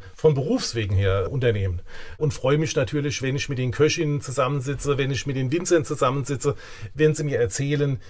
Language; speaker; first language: German; native; German